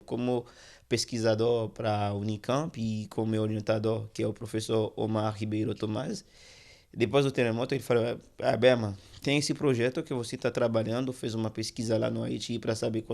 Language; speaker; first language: Portuguese; non-native, fluent; Haitian Creole